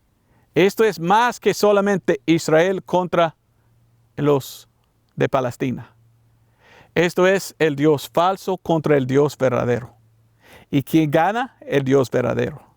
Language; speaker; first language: Spanish; non-native, learner; English